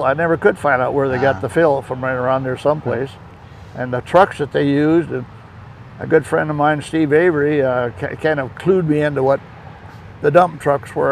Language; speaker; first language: English; native; English